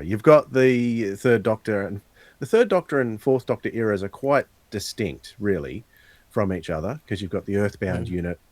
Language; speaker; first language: English; native; English